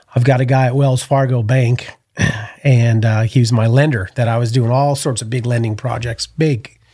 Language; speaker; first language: English; native; English